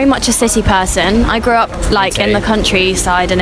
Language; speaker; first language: English; native; English